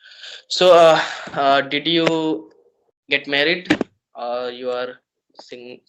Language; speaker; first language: English; non-native, learner; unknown